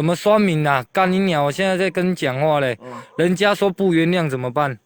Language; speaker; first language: Chinese; native; Chinese